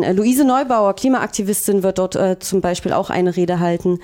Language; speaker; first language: German; native; German